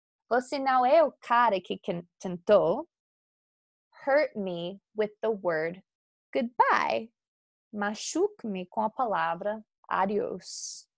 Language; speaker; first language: Portuguese; non-native, fluent; English